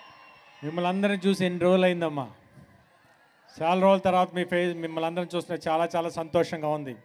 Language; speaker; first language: Telugu; native; Telugu